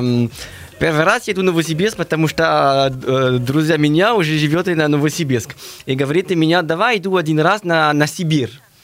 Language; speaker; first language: Russian; non-native, learner; French